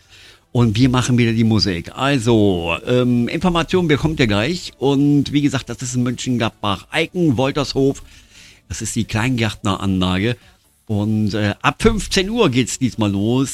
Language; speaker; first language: German; native; German